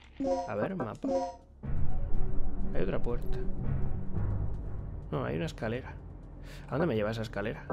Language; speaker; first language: Spanish; native; Spanish